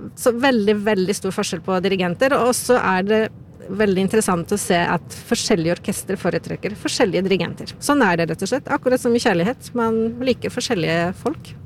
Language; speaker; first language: Norwegian; non-native, fluent; Polish